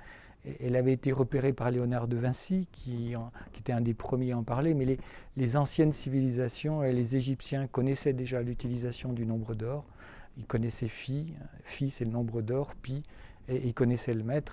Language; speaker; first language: French; native; French